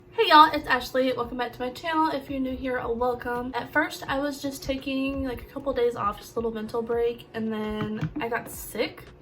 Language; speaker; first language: English; native; English